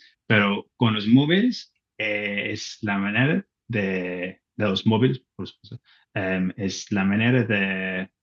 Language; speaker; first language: Spanish; non-native, learner; English